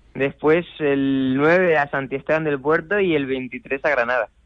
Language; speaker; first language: Spanish; native; Spanish